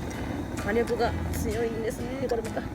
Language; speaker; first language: Japanese; native; Japanese